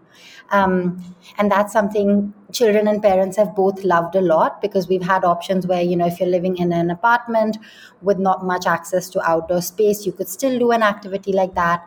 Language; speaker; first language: English; non-native, local second language; Hindi